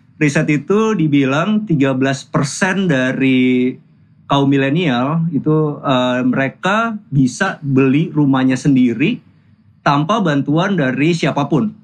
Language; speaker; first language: Indonesian; native; Indonesian